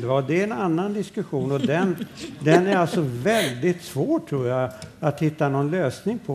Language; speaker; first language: Swedish; native; Swedish